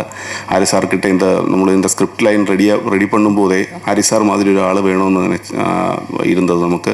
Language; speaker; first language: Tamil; non-native, learner; Malayalam